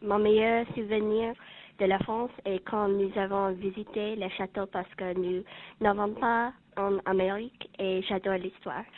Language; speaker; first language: French; non-native, learner; English